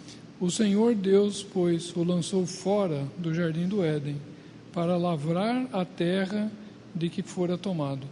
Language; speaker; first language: Portuguese; native; Portuguese